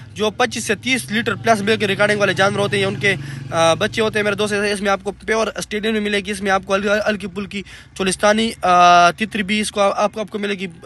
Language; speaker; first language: Urdu; non-native, local second language; Punjabi